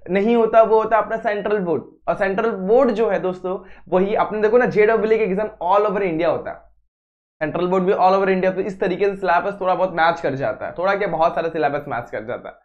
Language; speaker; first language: Hindi; native; Hindi